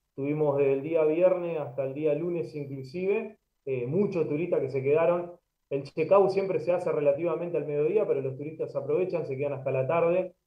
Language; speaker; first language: Spanish; native; Spanish